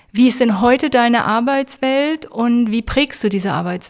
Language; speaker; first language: German; native; German